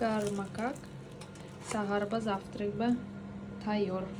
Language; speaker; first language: Russian; non-native, fluent; Tajik